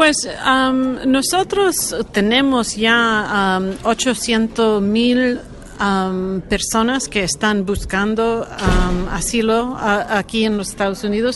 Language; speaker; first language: Spanish; non-native, learner; English